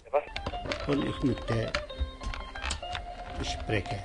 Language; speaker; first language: German; non-native, learner; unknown